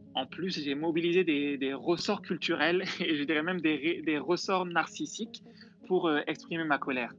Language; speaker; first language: French; non-native, local second language; Bambara